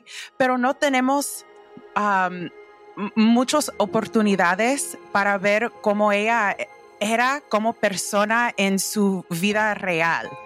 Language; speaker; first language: Spanish; early bilingual, heritage; English